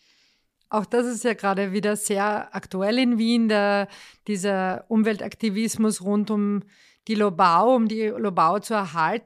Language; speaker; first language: German; native; German